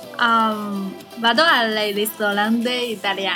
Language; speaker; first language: Italian; non-native, learner; Chinese